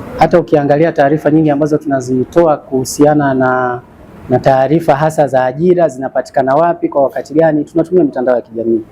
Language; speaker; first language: Swahili; native; Swahili